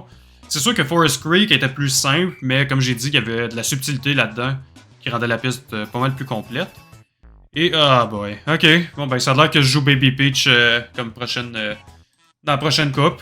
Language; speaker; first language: French; native; French